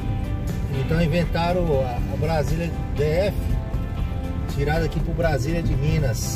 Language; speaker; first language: Portuguese; native; Portuguese